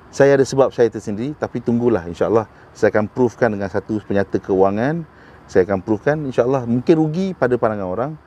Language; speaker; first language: Malay; native; Malay